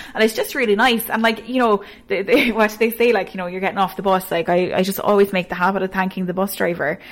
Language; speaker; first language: English; native; English